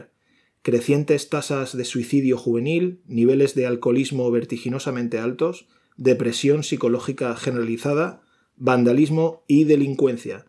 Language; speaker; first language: Spanish; native; Spanish